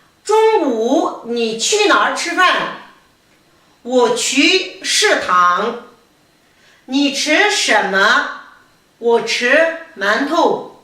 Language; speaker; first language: Chinese; non-native, fluent; Kazakh